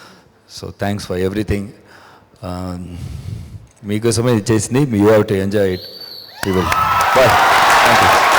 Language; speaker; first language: Telugu; non-native, fluent; Tamil